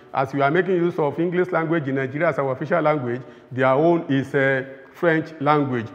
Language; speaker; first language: English; non-native, local second language; Yoruba